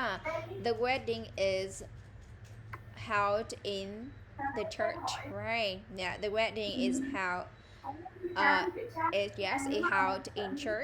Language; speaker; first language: English; non-native, fluent; Vietnamese